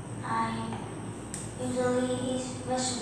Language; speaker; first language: English; non-native, learner; Vietnamese